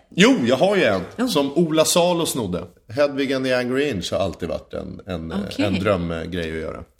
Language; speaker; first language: Swedish; native; Swedish